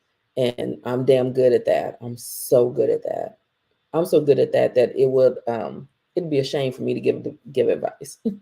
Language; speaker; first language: English; native; English